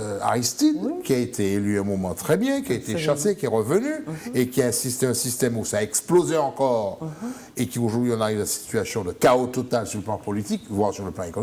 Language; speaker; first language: French; native; French